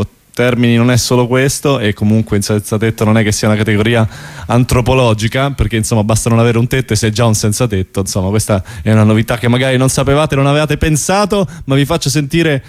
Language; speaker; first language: Italian; native; Italian